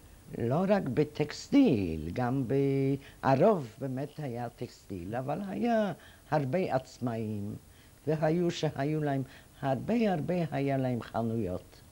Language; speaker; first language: Hebrew; non-native, fluent; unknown